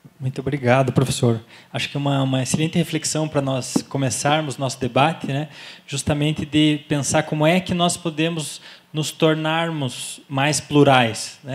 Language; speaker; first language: Portuguese; native; Portuguese